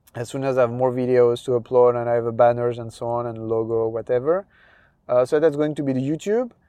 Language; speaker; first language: English; non-native, fluent; French